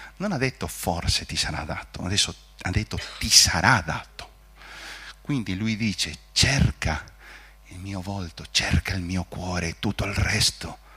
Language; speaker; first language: Italian; non-native, fluent; Spanish